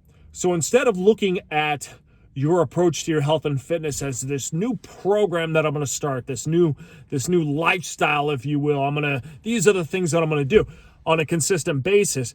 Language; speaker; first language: English; native; English